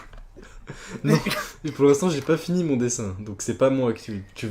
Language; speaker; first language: French; native; French